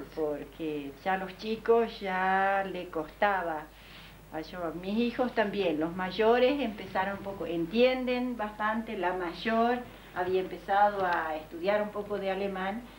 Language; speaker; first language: Spanish; native; Spanish